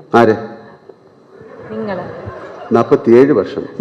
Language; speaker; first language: Tamil; non-native, learner; Malayalam